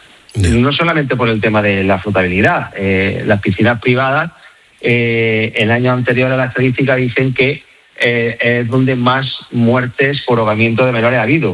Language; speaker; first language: Spanish; native; Spanish